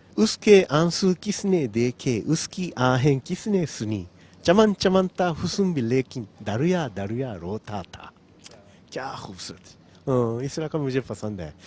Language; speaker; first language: Urdu; non-native, fluent; Japanese